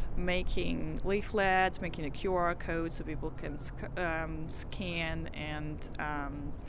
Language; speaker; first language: English; non-native, fluent; Russian